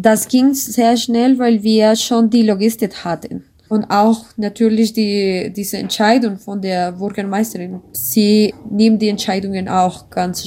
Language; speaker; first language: German; non-native, learner; Spanish